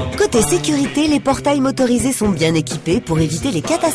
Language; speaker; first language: French; native; French